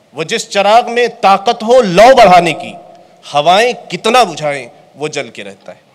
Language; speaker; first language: Hindi; native; Hindi